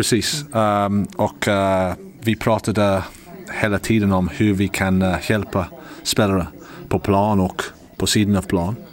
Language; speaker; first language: Swedish; non-native, learner; English